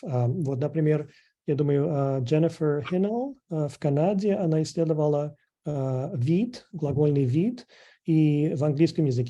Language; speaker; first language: Russian; non-native, fluent; English